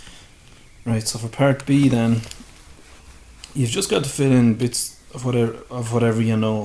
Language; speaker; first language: English; native; English